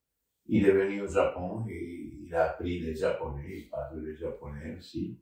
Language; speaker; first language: French; non-native, fluent; Spanish